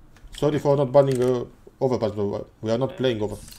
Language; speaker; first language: English; non-native, learner; Romanian